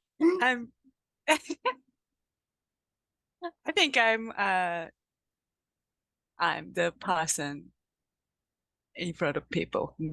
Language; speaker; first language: English; non-native, learner; Japanese